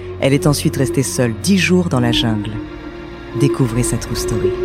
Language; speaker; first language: French; native; French